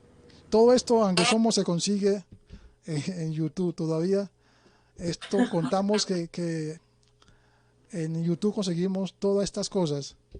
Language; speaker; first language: Spanish; native; Spanish